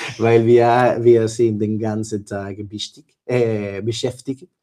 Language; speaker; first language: German; non-native, learner; Spanish